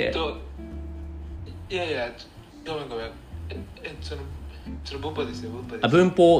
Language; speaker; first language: Japanese; non-native, learner; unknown